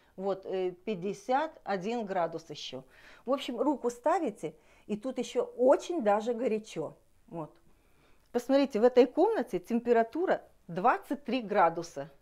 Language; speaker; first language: Russian; native; Russian